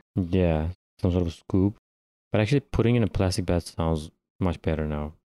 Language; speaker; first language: English; non-native, fluent; Turkish